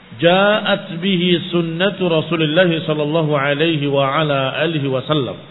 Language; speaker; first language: Arabic; non-native, fluent; Indonesian